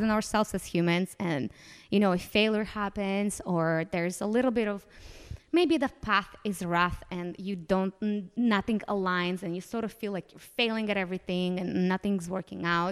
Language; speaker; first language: English; non-native, fluent; Romanian